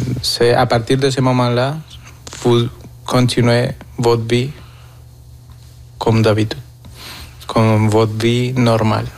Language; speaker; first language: French; non-native, fluent; Spanish